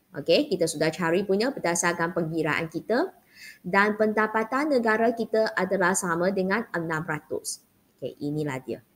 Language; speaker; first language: Malay; non-native, local second language; Chinese